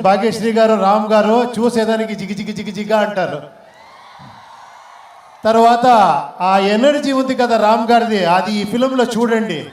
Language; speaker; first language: Telugu; non-native, local second language; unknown